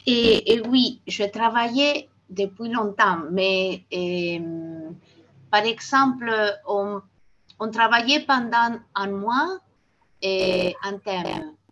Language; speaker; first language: French; non-native, fluent; Spanish